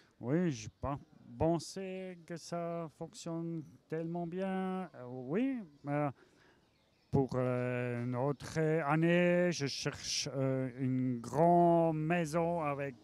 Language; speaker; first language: French; non-native, learner; German